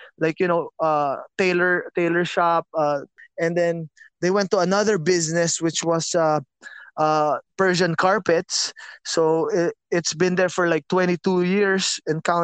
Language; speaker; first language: English; non-native, local second language; Filipino